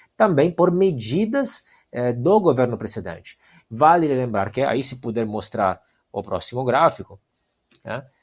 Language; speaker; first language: Portuguese; non-native, fluent; Italian